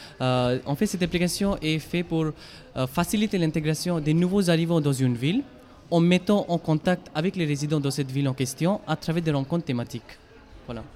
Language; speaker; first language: French; non-native, fluent; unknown